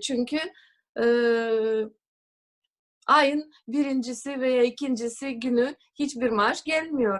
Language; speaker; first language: Turkish; non-native, fluent; Russian